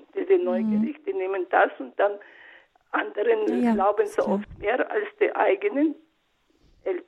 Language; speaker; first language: German; non-native, learner; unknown